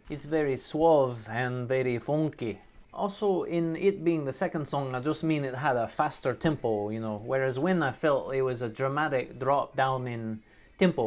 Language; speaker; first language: English; native; English